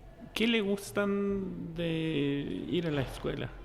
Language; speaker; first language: Spanish; non-native, fluent; Norwegian